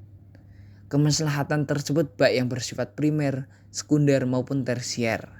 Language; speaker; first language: Indonesian; native; Indonesian